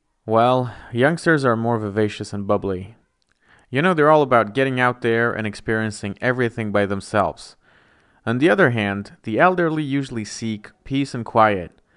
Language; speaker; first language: English; non-native, fluent; Persian